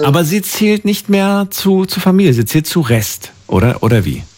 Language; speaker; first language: German; native; German